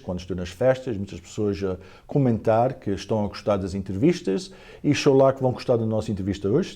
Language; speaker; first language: Portuguese; early bilingual, heritage; Portuguese